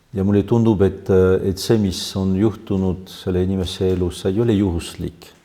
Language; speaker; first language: Estonian; non-native, fluent; French